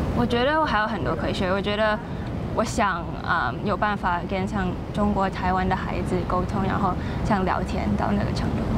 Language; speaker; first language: Chinese; early bilingual, heritage; Chinese